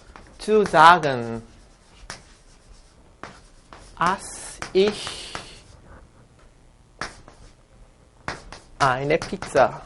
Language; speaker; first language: German; non-native, fluent; Korean